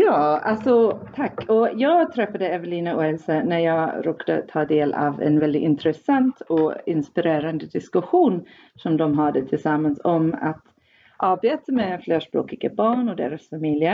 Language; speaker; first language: Swedish; non-native, fluent; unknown